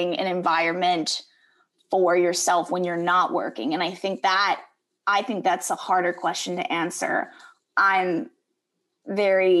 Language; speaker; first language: English; native; English